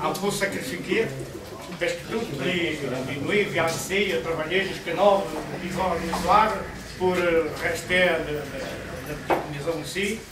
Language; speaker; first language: French; non-native, learner; Portuguese